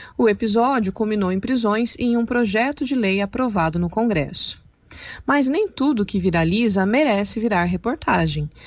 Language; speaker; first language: Portuguese; native; Portuguese